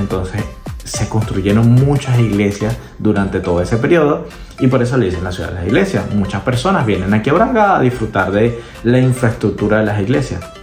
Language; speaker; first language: Spanish; native; Spanish